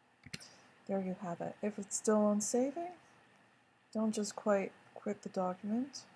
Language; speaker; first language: English; native; English